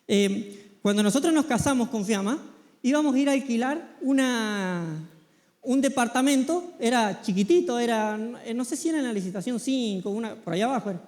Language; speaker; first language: Spanish; native; Spanish